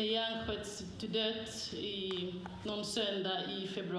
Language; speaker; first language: Swedish; non-native, fluent; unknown